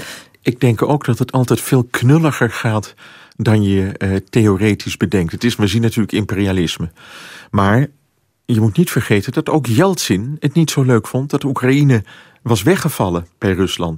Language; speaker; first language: Dutch; native; Dutch